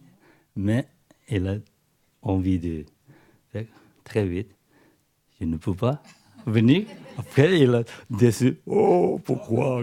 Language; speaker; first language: French; non-native, learner; Tibetan